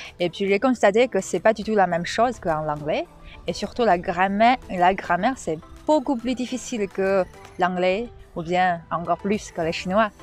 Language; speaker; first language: French; non-native, fluent; Chinese